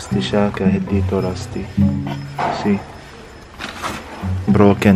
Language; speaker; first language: Filipino; non-native, learner; Arabic